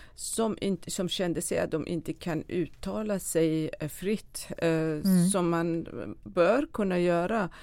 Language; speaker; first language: Swedish; non-native, fluent; Persian